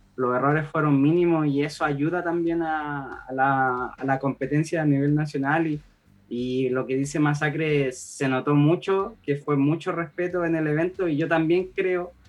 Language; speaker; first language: Spanish; native; Spanish